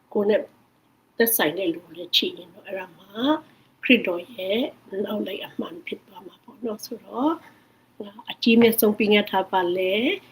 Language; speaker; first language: Burmese; non-native, local second language; Hakha Chin